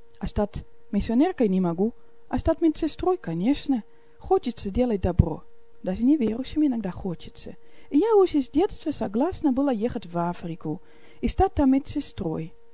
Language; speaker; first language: Russian; non-native, fluent; Dutch